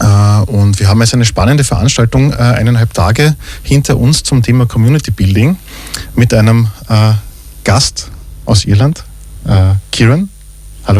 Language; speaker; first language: German; native; German